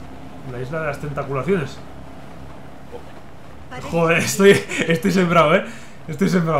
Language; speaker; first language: Spanish; native; Spanish